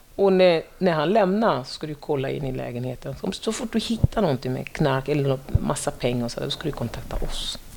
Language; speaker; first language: Swedish; non-native, fluent; French